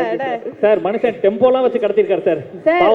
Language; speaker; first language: Tamil; native; Tamil